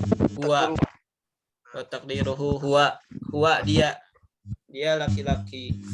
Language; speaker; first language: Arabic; non-native, fluent; Indonesian